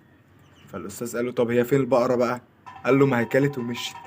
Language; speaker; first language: Arabic; native; Arabic